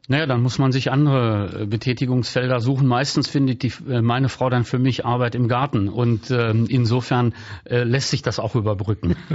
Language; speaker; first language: German; native; German